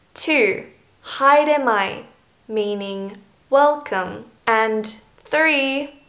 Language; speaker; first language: English; native; English